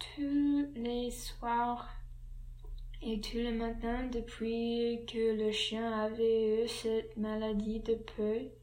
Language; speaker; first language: French; non-native, learner; English